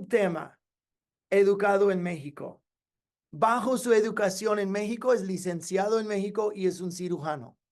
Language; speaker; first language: Spanish; non-native, fluent; English